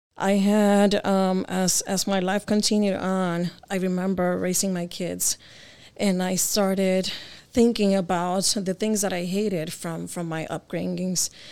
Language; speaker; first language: English; native; English